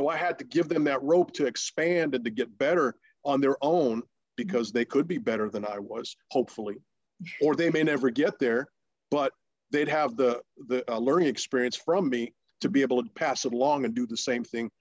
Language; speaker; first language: English; non-native, fluent; Russian